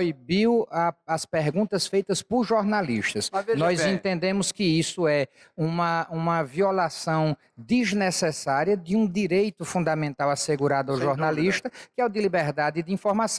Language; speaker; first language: Portuguese; native; Portuguese